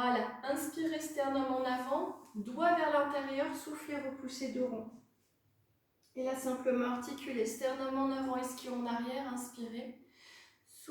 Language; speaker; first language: French; native; French